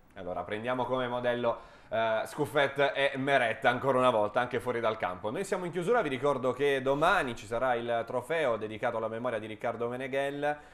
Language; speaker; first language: Italian; native; Italian